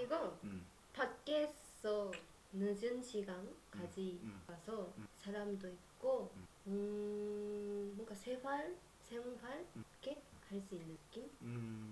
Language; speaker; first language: Korean; non-native, learner; Japanese